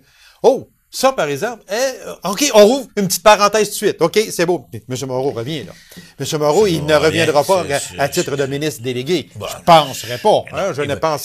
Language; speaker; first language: French; native; French